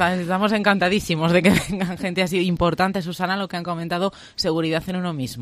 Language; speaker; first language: Spanish; native; Spanish